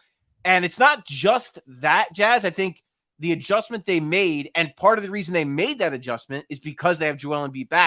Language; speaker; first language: English; native; English